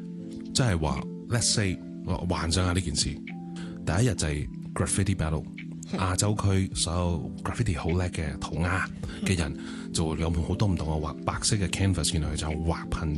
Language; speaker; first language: Cantonese; native; Cantonese